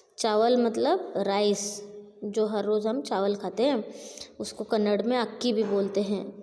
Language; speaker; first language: Hindi; non-native, local second language; Marathi